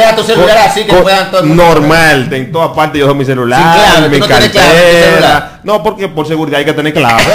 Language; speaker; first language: Spanish; native; Spanish